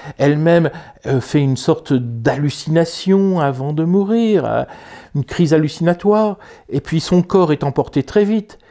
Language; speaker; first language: French; native; French